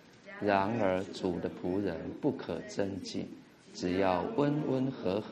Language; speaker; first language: Chinese; native; Chinese